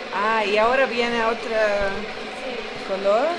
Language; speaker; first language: Spanish; non-native, learner; Dutch